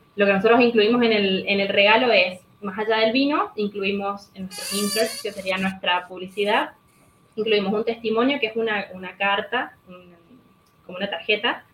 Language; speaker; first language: Spanish; native; Spanish